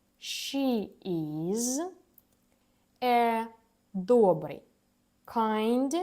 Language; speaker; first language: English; non-native, fluent; Ukrainian